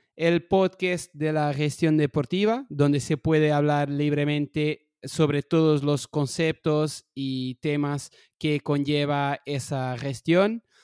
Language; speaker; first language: Spanish; non-native, fluent; Portuguese